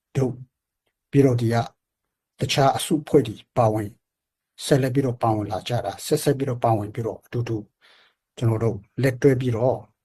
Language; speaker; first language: Burmese; non-native, local second language; Hakha Chin